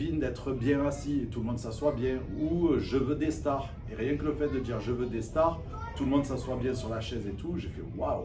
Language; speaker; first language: French; native; French